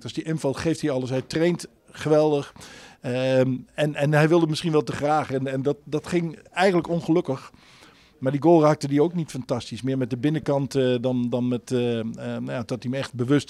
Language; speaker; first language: Dutch; native; Dutch